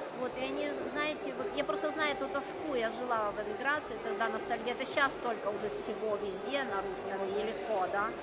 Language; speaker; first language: Russian; non-native, local second language; Ukrainian